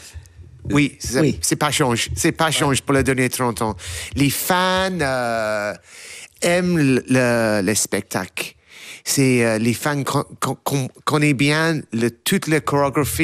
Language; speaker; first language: French; non-native, learner; English